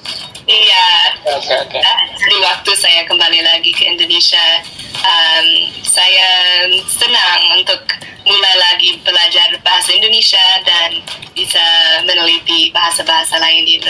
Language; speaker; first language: Indonesian; non-native, fluent; English